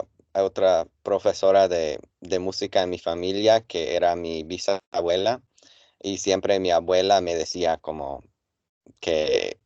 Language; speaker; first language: Spanish; non-native, fluent; English